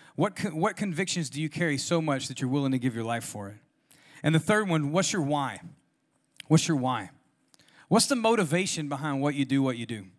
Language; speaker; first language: English; native; English